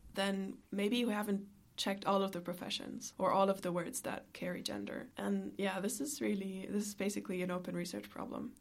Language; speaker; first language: English; non-native, fluent; German